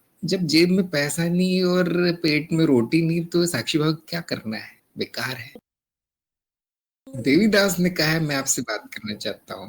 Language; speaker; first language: Hindi; native; Hindi